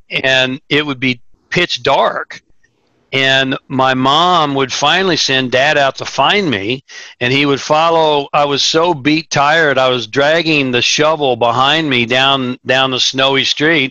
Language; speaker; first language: English; native; English